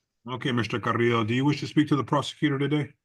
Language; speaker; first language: English; native; English